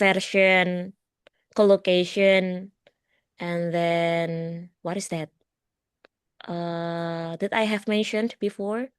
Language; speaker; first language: English; non-native, learner; Indonesian